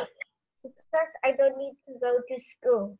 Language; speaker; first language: English; non-native, learner; Vietnamese